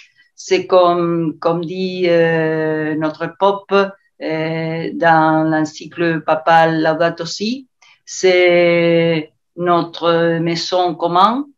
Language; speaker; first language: French; non-native, learner; Spanish